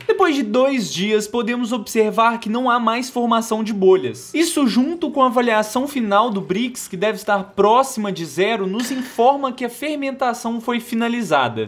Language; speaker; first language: Portuguese; native; Portuguese